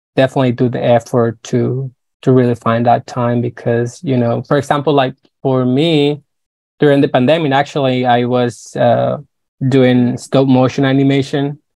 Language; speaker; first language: English; non-native, fluent; Spanish